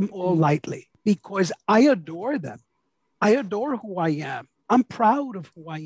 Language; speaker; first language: English; native; English